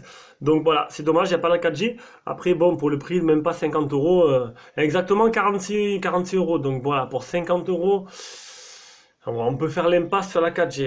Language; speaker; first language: French; native; French